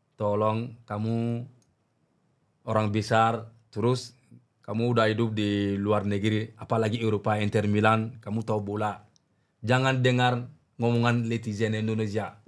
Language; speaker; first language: Indonesian; non-native, learner; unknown